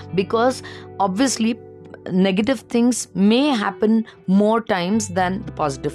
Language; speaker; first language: English; non-native, local second language; Marathi